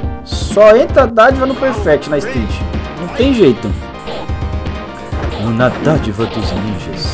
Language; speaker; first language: Portuguese; native; Portuguese